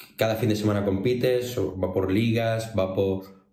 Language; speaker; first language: Spanish; native; Spanish